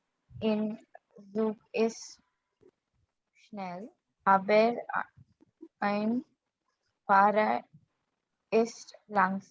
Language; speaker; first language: German; non-native, learner; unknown